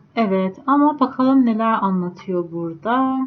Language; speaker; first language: Turkish; non-native, fluent; Persian